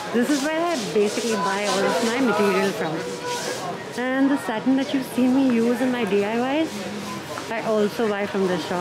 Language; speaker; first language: Hindi; non-native, local second language; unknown